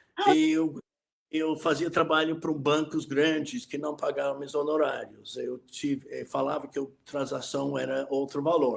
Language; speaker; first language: Portuguese; non-native, fluent; English